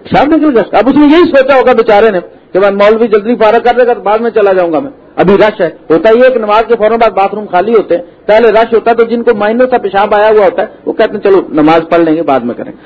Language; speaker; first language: Urdu; non-native, local second language; Punjabi